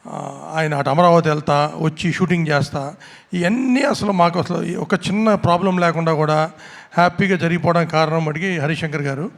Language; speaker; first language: Telugu; native; Telugu